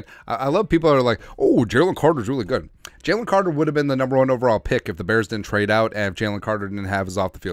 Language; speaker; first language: English; native; English